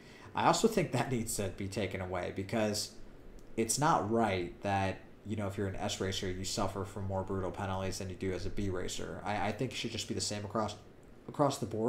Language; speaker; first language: English; native; English